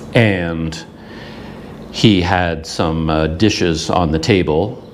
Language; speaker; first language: English; native; English